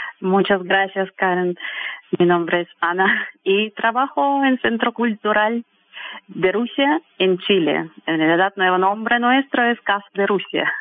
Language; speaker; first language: Spanish; non-native, fluent; Russian